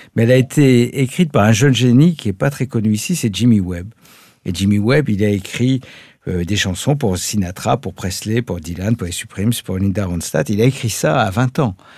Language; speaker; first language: French; native; French